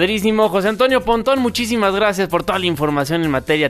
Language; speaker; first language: Spanish; native; Spanish